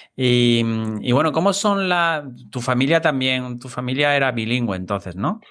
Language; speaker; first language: Spanish; native; Spanish